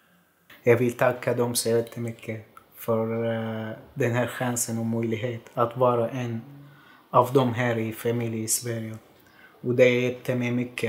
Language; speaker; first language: Swedish; non-native, fluent; Arabic